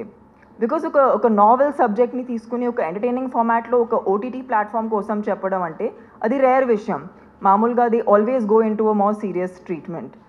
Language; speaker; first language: Telugu; non-native, fluent; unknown